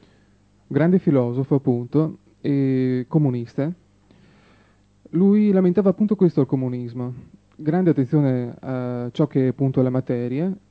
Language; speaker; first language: Italian; native; Italian